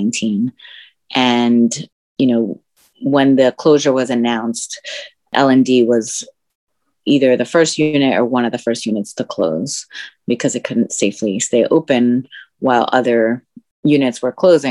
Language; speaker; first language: English; early bilingual, other home language; Spanish